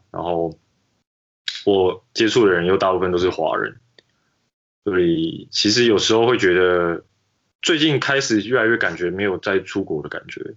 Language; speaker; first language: Chinese; native; Chinese